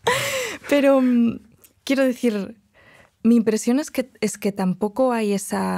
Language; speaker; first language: Spanish; non-native, local second language; Galician